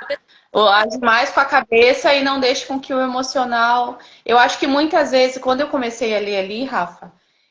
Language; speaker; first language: Portuguese; native; Portuguese